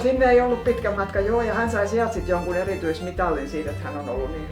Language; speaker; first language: Finnish; native; Finnish